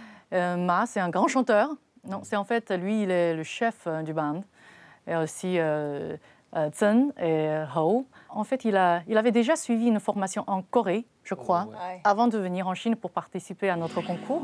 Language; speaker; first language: French; non-native, fluent; Chinese